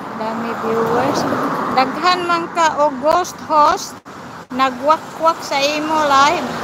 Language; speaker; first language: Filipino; non-native, local second language; Cebuano